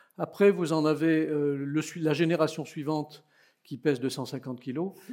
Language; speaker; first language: French; native; French